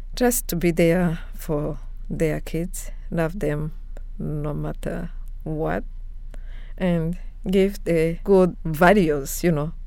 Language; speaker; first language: English; non-native, local second language; Kinyarwanda